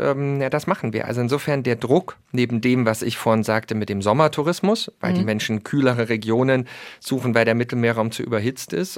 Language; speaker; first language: German; native; German